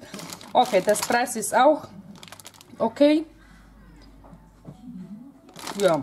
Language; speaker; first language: German; non-native, fluent; Polish